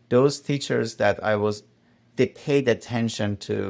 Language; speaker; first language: English; non-native, fluent; Persian